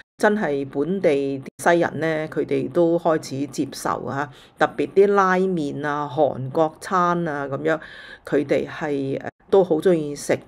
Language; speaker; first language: Cantonese; early bilingual, heritage; Cantonese